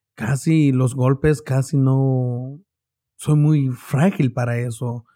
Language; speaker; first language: Spanish; native; Spanish